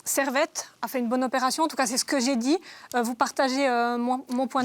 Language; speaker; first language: French; native; French